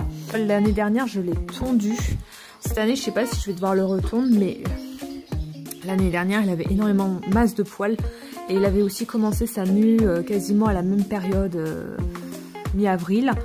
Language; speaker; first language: French; native; French